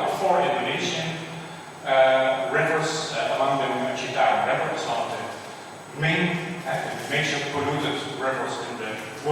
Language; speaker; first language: English; non-native, fluent; Dutch